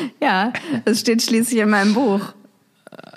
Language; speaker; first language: German; native; German